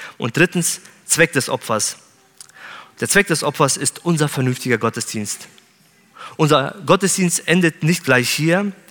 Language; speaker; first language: German; native; German